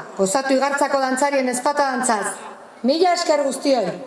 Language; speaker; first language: Basque; native; Basque